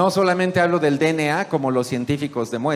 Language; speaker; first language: Spanish; native; Spanish